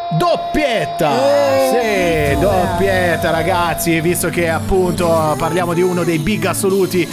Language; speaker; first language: Italian; native; Italian